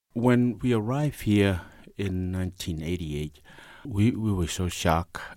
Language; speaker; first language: English; non-native, learner; Khmer